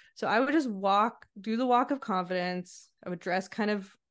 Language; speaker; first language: English; native; English